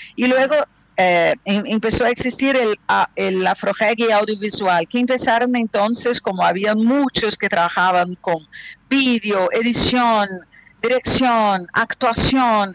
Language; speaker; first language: Spanish; non-native, fluent; Portuguese